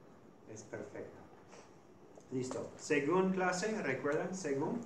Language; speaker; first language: Spanish; non-native, fluent; English